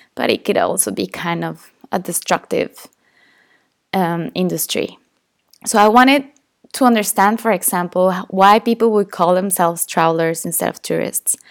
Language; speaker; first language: English; non-native, fluent; Spanish